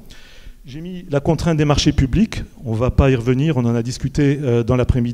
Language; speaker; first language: French; native; French